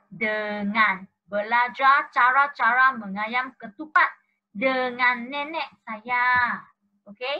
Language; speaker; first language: Malay; non-native, local second language; Chinese